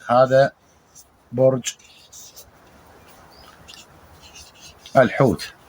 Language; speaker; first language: Arabic; native; Arabic